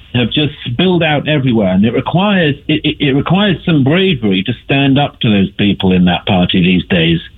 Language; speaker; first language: English; native; English